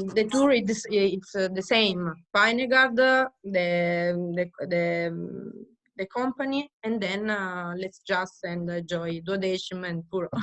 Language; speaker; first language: English; non-native, learner; Italian